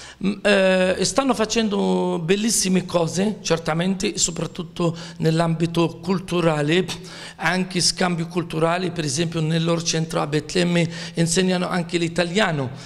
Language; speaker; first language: Italian; non-native, fluent; Arabic